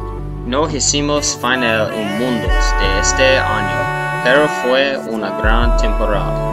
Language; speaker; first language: Spanish; non-native, learner; English